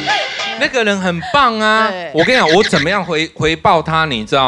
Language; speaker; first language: Chinese; native; Chinese